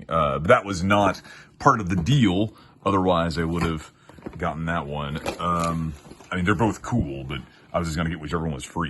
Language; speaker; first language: English; native; English